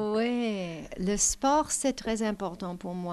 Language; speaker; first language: French; non-native, learner; English